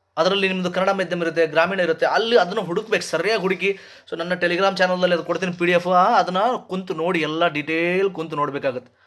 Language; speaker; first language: Kannada; native; Kannada